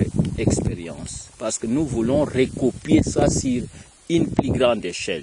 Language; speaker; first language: French; non-native, local second language; Kongo